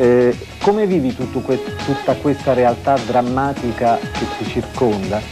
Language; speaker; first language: Italian; native; Italian